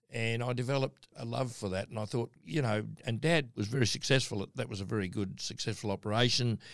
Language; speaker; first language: English; native; English